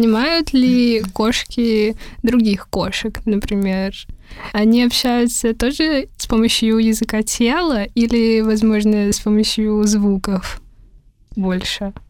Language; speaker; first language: Russian; native; Russian